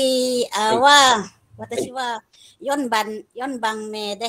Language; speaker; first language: Japanese; non-native, learner; Malay